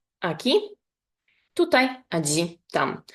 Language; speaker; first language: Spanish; non-native, fluent; Polish